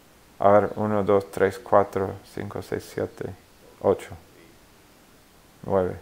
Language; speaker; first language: Spanish; non-native, fluent; English